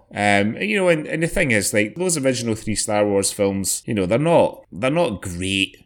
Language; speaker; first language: English; native; English